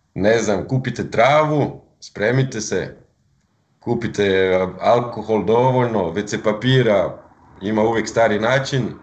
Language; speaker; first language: Croatian; non-native, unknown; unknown